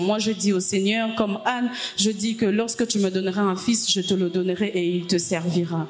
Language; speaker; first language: French; non-native, local second language; Lingala